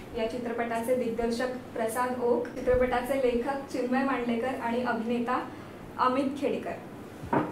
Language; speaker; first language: Marathi; native; Marathi